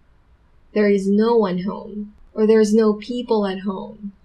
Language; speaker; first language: English; non-native, local second language; Filipino